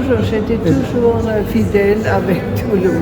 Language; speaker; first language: French; non-native, fluent; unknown